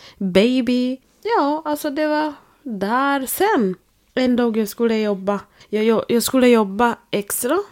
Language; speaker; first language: Swedish; non-native, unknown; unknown